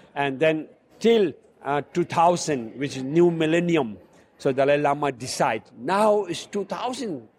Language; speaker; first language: English; non-native, fluent; Chinese